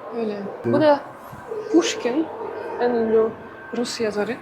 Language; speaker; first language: Turkish; non-native, fluent; Russian